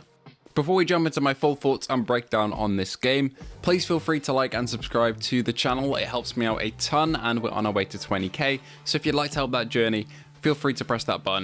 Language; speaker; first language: English; native; English